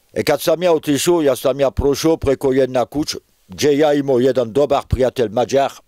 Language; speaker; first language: Croatian; non-native, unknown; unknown